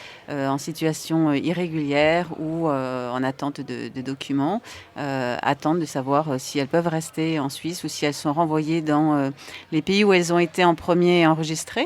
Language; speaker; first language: French; native; French